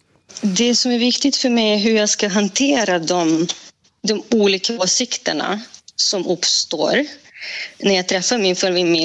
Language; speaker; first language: Swedish; non-native, fluent; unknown